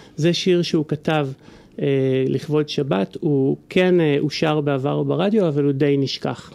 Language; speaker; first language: Hebrew; native; Hebrew